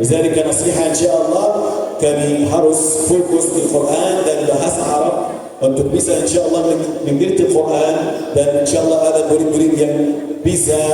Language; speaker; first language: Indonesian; non-native, learner; Arabic